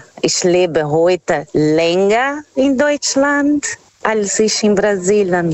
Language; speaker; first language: German; non-native, fluent; Portuguese